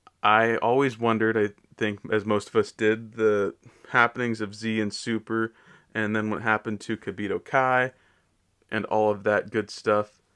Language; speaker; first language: English; native; English